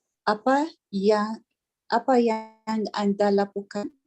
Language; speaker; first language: Indonesian; non-native, learner; Arabic